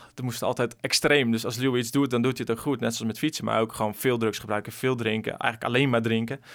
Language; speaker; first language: Dutch; native; Dutch